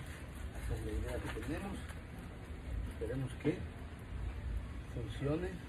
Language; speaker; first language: Spanish; native; Spanish